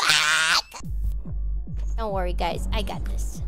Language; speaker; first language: English; native; English